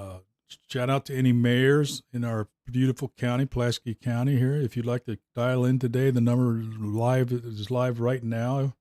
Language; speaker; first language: English; native; English